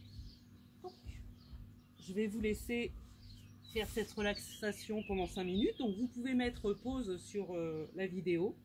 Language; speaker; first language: French; native; French